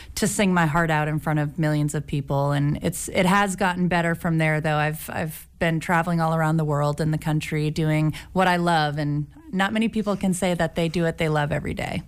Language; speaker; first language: English; native; English